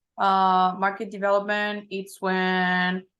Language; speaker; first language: English; non-native, learner; Spanish